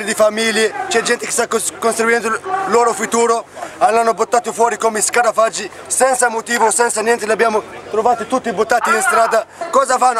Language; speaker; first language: Italian; non-native, fluent; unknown